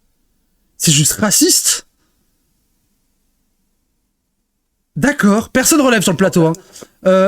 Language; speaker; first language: French; native; French